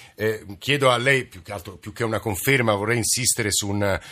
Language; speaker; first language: Italian; native; Italian